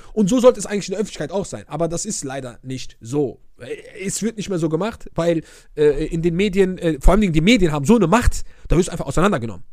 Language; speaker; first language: German; early bilingual, other home language; Arabic